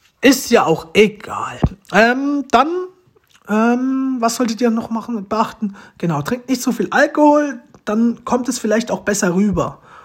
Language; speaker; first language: German; early bilingual, other home language; Romanian